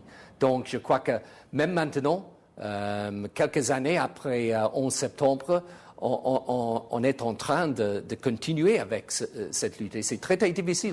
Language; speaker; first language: French; non-native, fluent; English